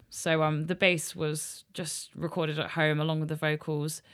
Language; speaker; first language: English; native; English